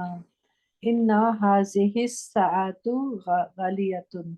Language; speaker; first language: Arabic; non-native, learner; Urdu